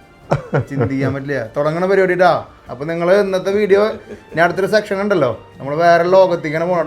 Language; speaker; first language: Malayalam; native; Malayalam